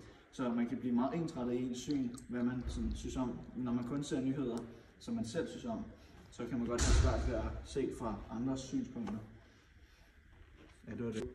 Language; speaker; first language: Danish; native; Danish